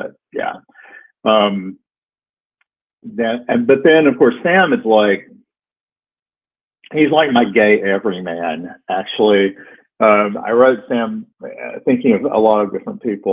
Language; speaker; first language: English; native; English